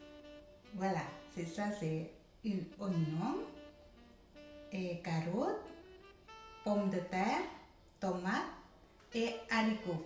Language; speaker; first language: French; non-native, learner; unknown